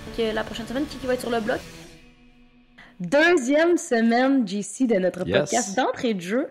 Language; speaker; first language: French; native; French